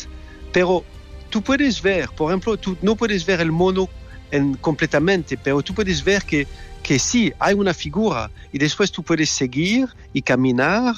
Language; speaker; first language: Spanish; non-native, fluent; French